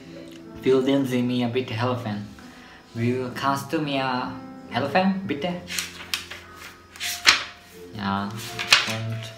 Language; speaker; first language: German; non-native, learner; Japanese